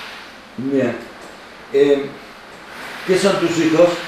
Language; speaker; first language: Spanish; native; Spanish